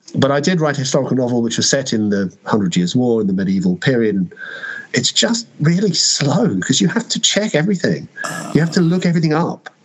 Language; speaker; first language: English; native; English